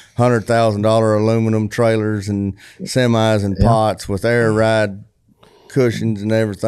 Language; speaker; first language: English; native; English